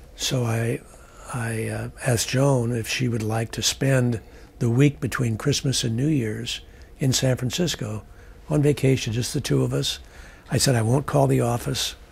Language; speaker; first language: English; native; English